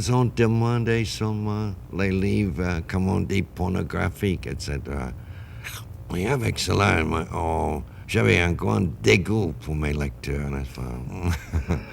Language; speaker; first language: French; non-native, fluent; English